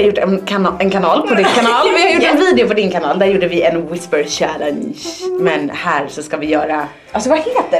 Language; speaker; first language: Swedish; native; Swedish